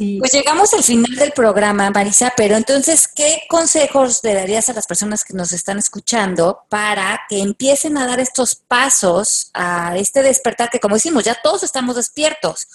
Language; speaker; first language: Spanish; native; Spanish